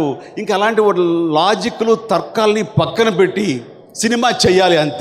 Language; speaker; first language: Telugu; native; Telugu